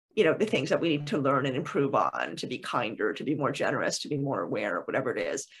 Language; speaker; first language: English; native; English